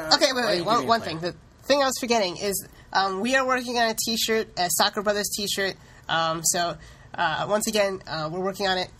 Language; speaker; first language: English; early bilingual, other home language; Hindi